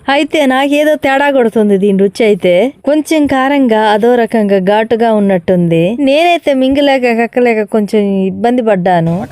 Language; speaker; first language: Telugu; non-native, local second language; Koya